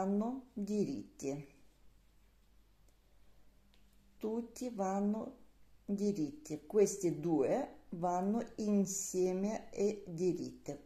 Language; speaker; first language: Italian; non-native, learner; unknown